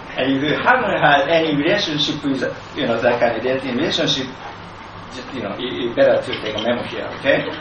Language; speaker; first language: English; non-native, fluent; Japanese